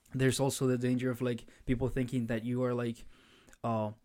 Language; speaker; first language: English; early bilingual, other home language; Spanish